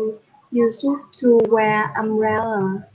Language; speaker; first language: English; non-native, learner; Vietnamese